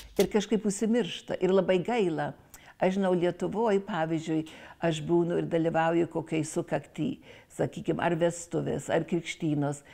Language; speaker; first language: Lithuanian; early bilingual, heritage; Lithuanian